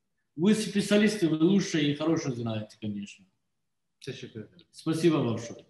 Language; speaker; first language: Russian; non-native, learner; Turkish